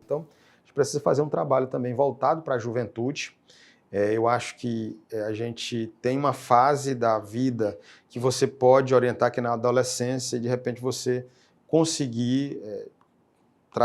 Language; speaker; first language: Portuguese; native; Portuguese